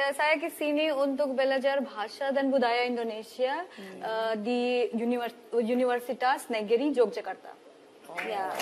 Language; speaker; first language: Indonesian; non-native, learner; Hindi